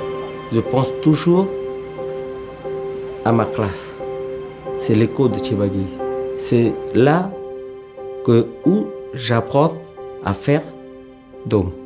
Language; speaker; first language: French; non-native, local second language; Vietnamese